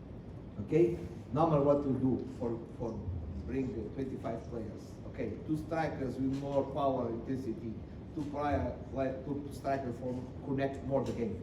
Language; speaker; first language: English; non-native, learner; Portuguese